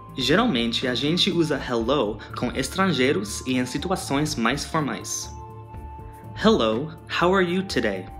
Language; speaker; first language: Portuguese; non-native, fluent; English